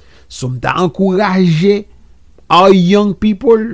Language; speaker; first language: English; non-native, fluent; Haitian Creole